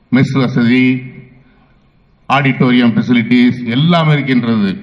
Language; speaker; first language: Tamil; native; Tamil